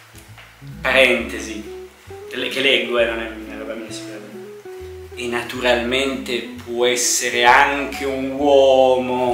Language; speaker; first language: Italian; native; Italian